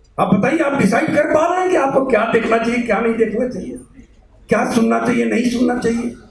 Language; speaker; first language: Hindi; native; Hindi